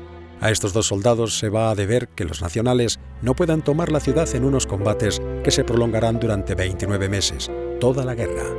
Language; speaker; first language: Spanish; native; Spanish